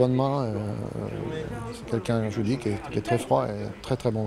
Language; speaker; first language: French; native; French